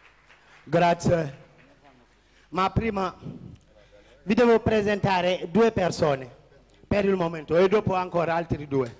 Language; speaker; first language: Italian; non-native, fluent; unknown